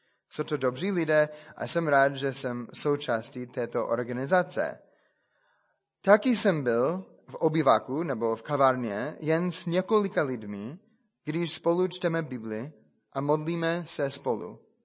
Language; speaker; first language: Czech; non-native, fluent; English